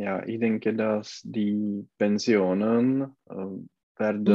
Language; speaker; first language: German; non-native, learner; Czech